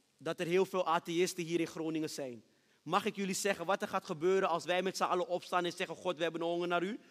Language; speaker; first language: Dutch; early bilingual, other home language; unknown